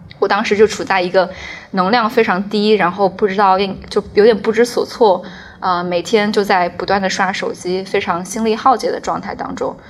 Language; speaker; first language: Chinese; native; Chinese